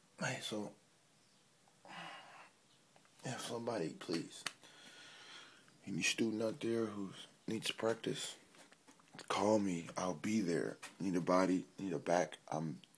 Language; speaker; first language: English; native; English